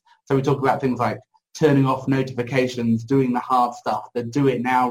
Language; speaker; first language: English; native; English